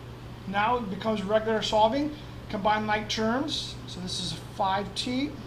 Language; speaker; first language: English; native; English